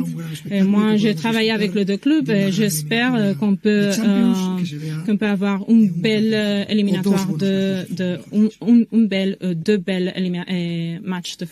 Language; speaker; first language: French; non-native, fluent; Spanish